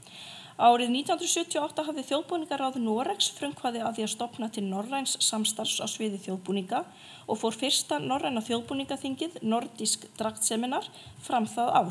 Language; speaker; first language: Icelandic; native; Icelandic